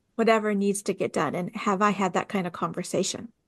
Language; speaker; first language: English; native; English